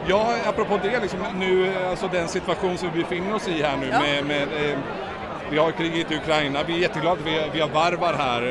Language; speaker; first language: Swedish; native; Swedish